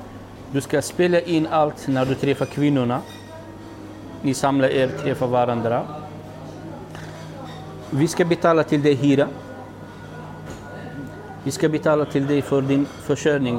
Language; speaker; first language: Swedish; non-native, learner; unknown